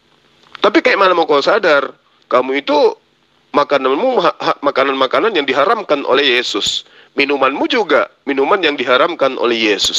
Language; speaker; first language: Indonesian; native; Indonesian